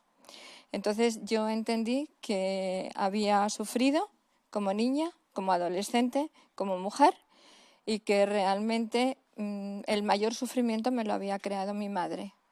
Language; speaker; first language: Spanish; native; Spanish